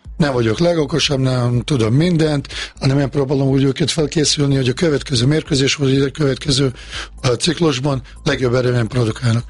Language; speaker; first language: Hungarian; non-native, fluent; Bosnian